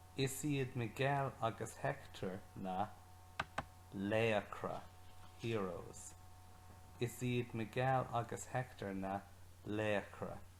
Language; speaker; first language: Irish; non-native, local second language; English